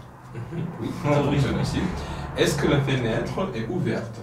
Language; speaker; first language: French; non-native, local second language; Kinyarwanda